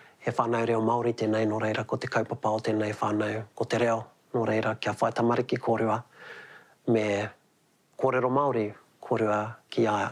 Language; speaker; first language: Māori; native; Māori